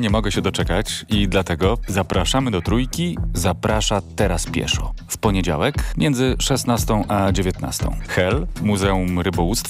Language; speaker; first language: Polish; native; Polish